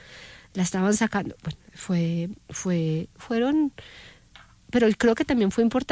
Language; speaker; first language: Spanish; native; Spanish